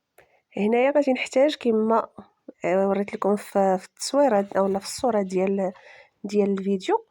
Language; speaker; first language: Arabic; native; Arabic